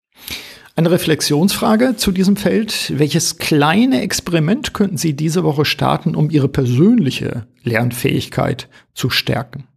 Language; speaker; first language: German; native; German